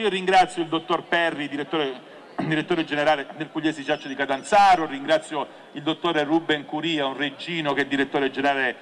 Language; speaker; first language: Italian; native; Italian